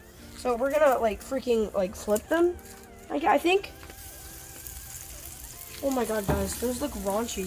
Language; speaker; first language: English; native; English